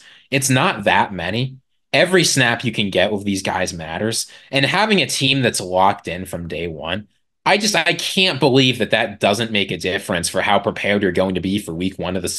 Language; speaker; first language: English; native; English